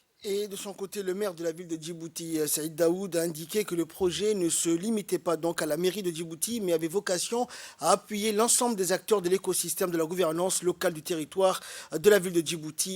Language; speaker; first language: French; native; French